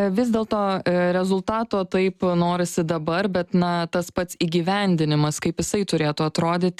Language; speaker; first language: Lithuanian; native; Lithuanian